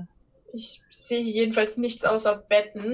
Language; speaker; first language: German; native; German